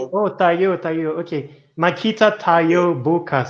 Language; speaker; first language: Filipino; non-native, learner; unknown